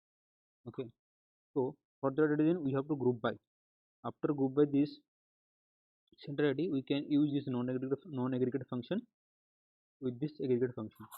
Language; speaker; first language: English; non-native, local second language; Hindi